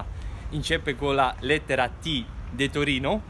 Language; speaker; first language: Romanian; non-native, learner; Italian